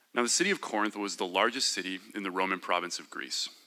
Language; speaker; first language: English; native; English